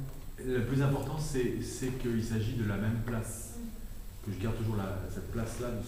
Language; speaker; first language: French; native; French